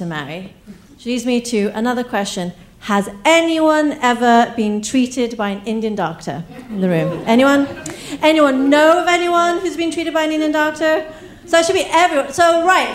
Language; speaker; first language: English; native; English